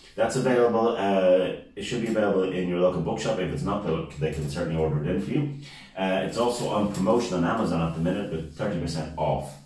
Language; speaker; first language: English; native; English